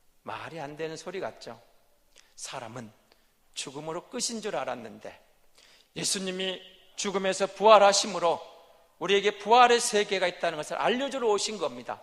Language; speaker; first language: Korean; native; Korean